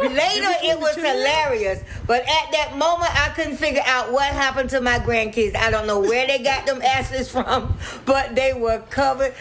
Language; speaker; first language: English; native; English